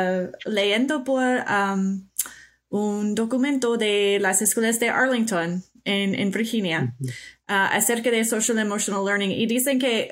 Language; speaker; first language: Spanish; non-native, fluent; English